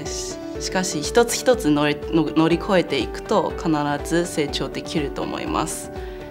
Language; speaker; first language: Japanese; non-native, fluent; Chinese